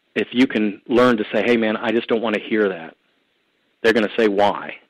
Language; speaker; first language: English; native; English